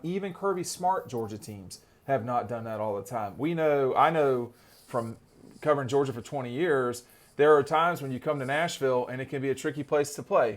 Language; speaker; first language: English; native; English